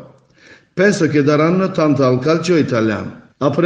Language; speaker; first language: Italian; non-native, fluent; Turkish